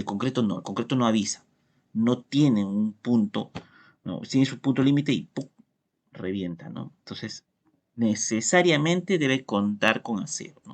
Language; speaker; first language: Spanish; native; Spanish